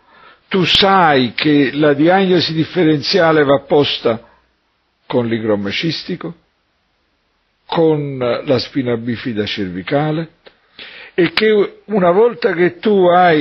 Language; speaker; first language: Italian; native; Italian